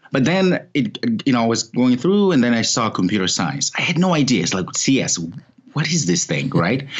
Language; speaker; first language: English; non-native, fluent; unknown